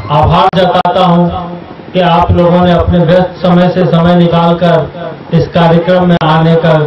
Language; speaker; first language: Hindi; native; Hindi